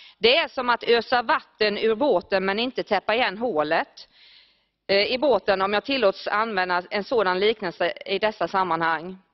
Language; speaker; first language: Swedish; native; Swedish